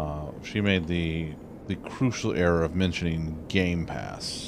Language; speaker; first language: English; native; English